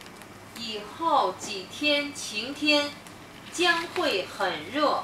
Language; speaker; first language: Chinese; non-native, learner; Spanish